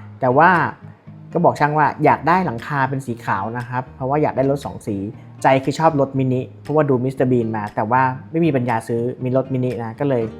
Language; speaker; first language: Thai; native; Thai